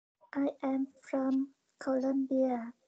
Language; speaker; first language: English; non-native, learner; Vietnamese